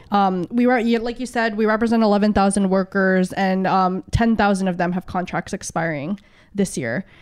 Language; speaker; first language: English; early bilingual, other home language; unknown